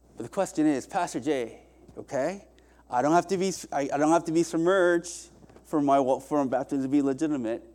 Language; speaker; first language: English; early bilingual, other home language; Korean